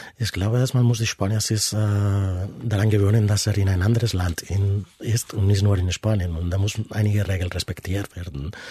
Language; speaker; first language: German; non-native, fluent; Spanish